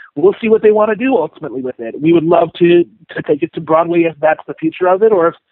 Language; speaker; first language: English; native; English